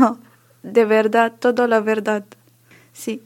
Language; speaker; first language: Spanish; non-native, learner; Arabic